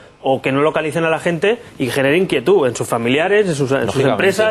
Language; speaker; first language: Spanish; native; Spanish